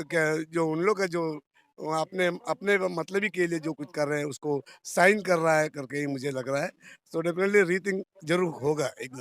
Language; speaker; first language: Hindi; native; Hindi